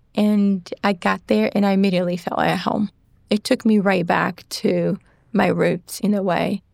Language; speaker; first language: English; non-native, fluent; Portuguese